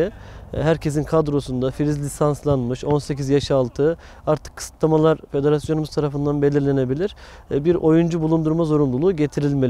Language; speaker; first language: Turkish; native; Turkish